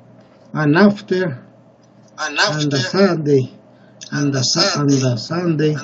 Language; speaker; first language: English; non-native, learner; Spanish